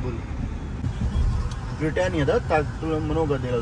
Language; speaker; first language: Russian; non-native, learner; Hindi